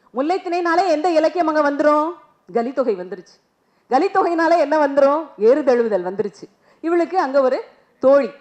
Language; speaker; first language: Tamil; native; Tamil